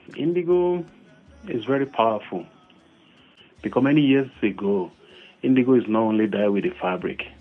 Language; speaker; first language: English; non-native, local second language; Yoruba